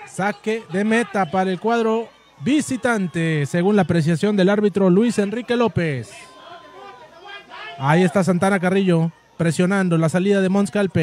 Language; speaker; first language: Spanish; native; Spanish